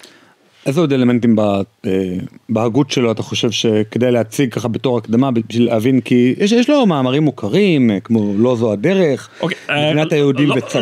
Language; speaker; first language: Hebrew; native; Hebrew